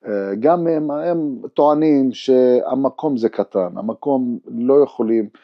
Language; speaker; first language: Hebrew; non-native, local second language; Arabic